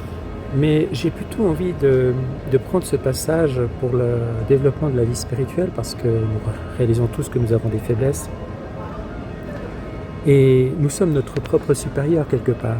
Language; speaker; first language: French; native; French